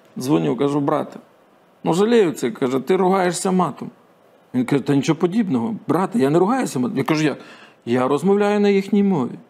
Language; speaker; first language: Ukrainian; native; Ukrainian